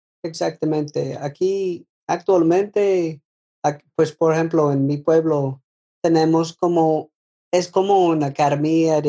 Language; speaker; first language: Spanish; non-native, learner; English